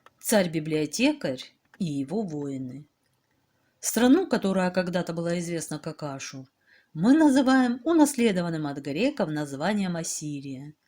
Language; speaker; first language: Russian; native; Russian